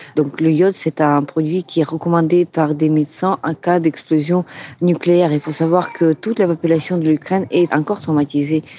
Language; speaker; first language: French; non-native, fluent; Ukrainian